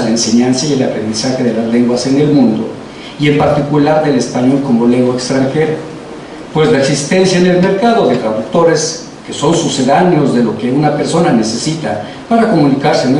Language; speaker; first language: Spanish; native; Spanish